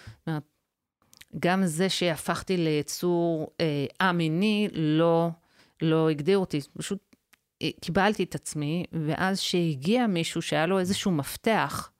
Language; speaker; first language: Hebrew; early bilingual, other home language; English